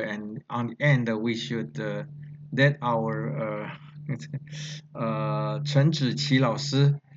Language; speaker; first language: English; non-native, learner; Chinese